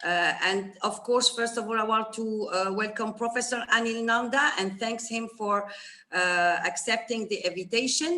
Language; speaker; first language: English; non-native, fluent; Arabic